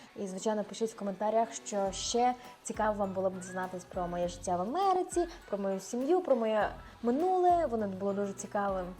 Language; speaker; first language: Ukrainian; native; Ukrainian